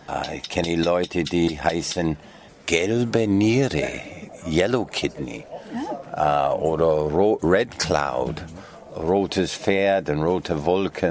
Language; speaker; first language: German; non-native, fluent; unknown